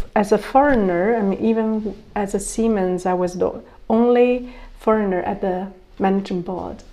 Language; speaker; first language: English; non-native, fluent; Chinese